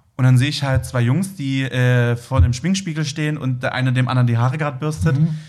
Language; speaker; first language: German; native; German